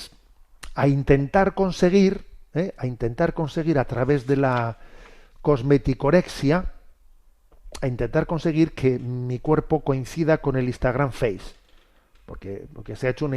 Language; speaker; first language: Spanish; native; Spanish